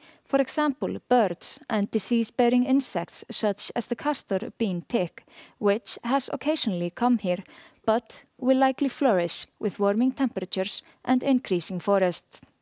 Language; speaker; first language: English; non-native, fluent; Icelandic